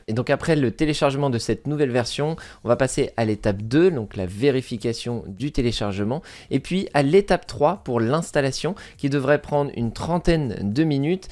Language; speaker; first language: French; native; French